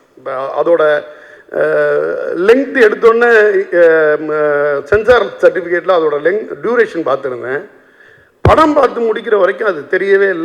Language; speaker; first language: Tamil; native; Tamil